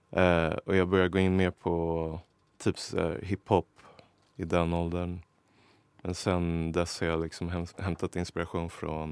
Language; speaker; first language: Swedish; native; Swedish